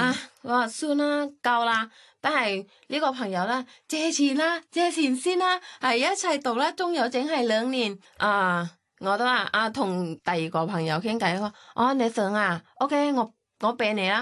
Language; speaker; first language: Cantonese; non-native, fluent; Thai